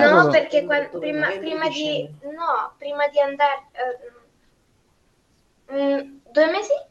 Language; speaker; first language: Italian; non-native, learner; Spanish